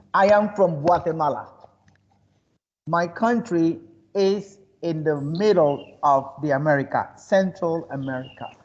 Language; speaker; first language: English; non-native, fluent; Spanish